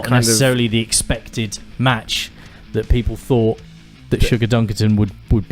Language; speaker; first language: English; native; English